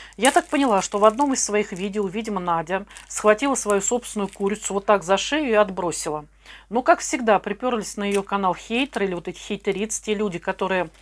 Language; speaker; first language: Russian; native; Russian